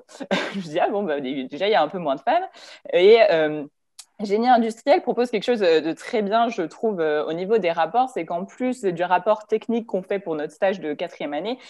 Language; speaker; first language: French; native; French